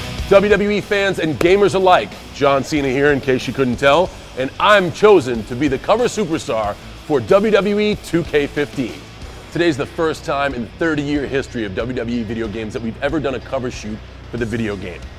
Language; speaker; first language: English; native; English